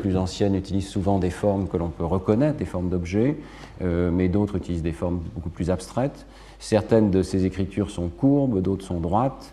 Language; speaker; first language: French; native; French